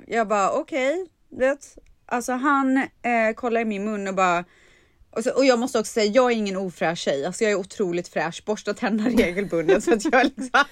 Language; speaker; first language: Swedish; native; Swedish